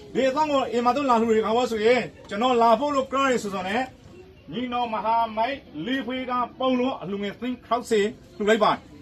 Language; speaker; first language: Burmese; native; Burmese